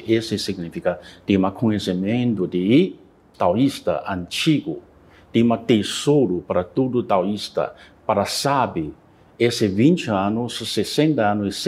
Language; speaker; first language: Portuguese; non-native, learner; Chinese